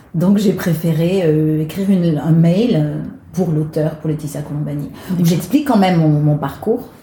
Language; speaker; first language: French; native; French